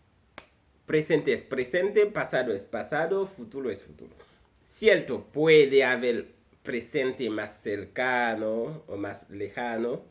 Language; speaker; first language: Spanish; non-native, fluent; Haitian Creole